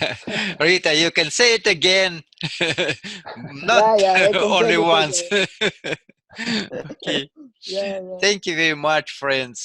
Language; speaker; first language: English; non-native, learner; Russian